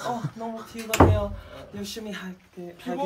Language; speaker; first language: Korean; non-native, learner; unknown